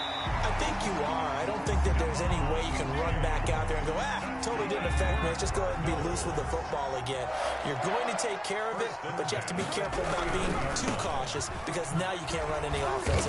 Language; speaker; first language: English; native; English